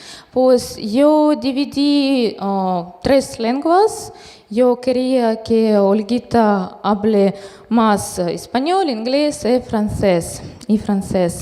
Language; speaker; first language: Spanish; non-native, fluent; Russian